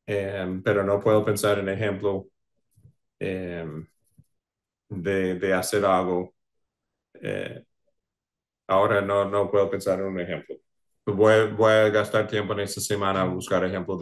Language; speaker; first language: Spanish; non-native, fluent; English